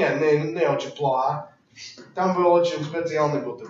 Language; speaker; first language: Russian; non-native, learner; English